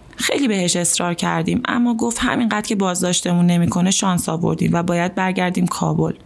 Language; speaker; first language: Persian; native; Persian